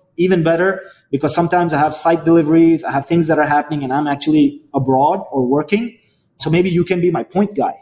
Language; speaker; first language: English; non-native, fluent; Arabic